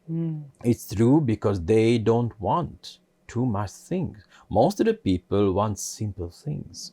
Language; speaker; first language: English; non-native, fluent; Hungarian